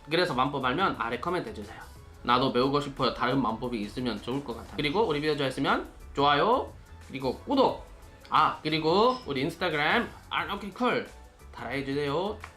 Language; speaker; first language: Korean; non-native, learner; Spanish